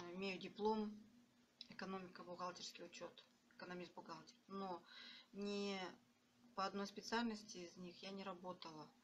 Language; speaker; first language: Russian; native; Russian